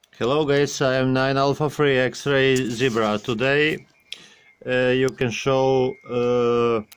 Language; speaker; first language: English; non-native, learner; Croatian